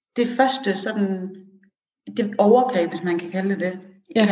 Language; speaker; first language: Danish; early bilingual, other home language; Persian